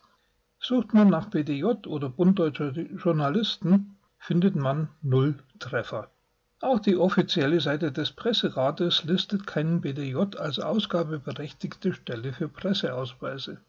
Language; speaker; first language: German; native; German